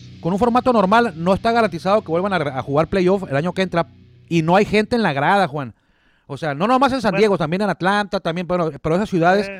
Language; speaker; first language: Spanish; native; Spanish